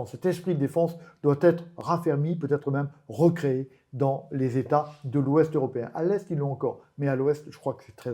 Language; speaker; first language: French; native; French